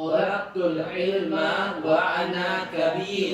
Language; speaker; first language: Arabic; non-native, learner; Indonesian